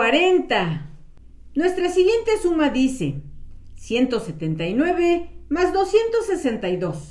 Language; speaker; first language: Spanish; native; Spanish